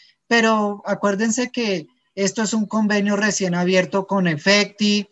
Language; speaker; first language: Spanish; native; Spanish